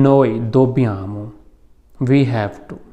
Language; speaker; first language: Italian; non-native, fluent; Urdu